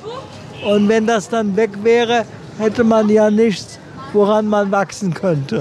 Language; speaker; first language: German; native; German